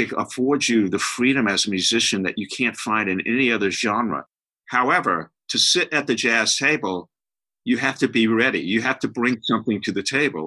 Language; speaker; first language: English; native; English